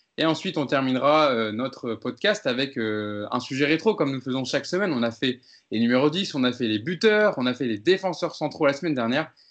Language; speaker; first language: French; native; French